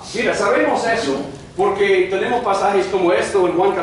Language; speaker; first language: Spanish; non-native, fluent; English